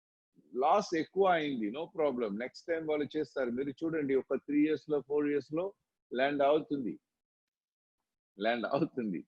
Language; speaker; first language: Telugu; non-native, local second language; Tamil